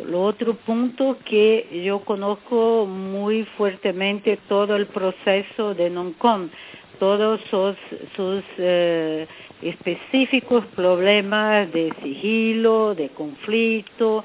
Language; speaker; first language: Spanish; non-native, fluent; Portuguese